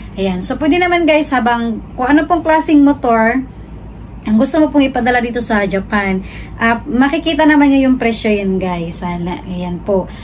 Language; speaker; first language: Filipino; native; Filipino